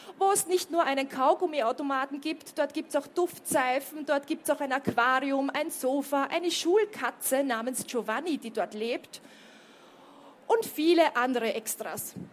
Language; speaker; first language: German; native; German